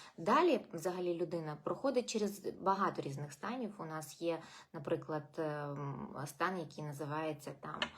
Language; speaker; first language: Ukrainian; non-native, local second language; Russian